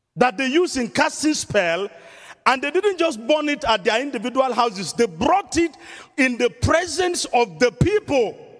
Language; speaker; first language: English; non-native, local second language; Yoruba